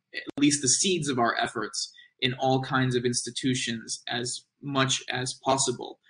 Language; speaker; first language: English; native; English